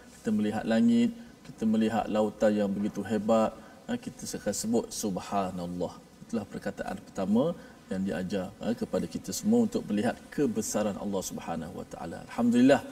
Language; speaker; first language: Malay; native; Malay